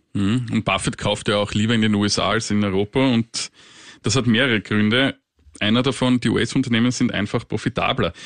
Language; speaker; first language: German; native; German